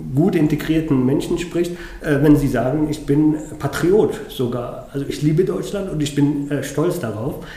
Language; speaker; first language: German; non-native, fluent; Arabic